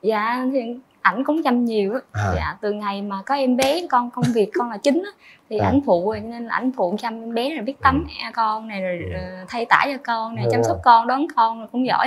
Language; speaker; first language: Vietnamese; native; Vietnamese